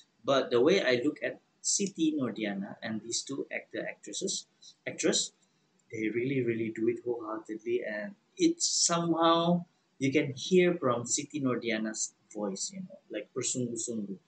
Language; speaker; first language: English; non-native, local second language; Malay